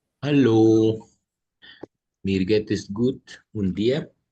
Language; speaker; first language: German; non-native, learner; Spanish